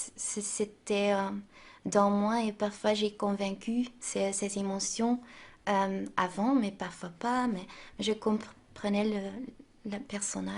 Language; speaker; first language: French; non-native, local second language; Dutch